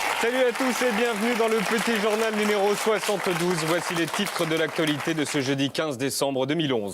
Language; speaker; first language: French; native; French